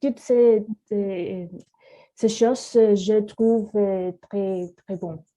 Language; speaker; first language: French; non-native, learner; Spanish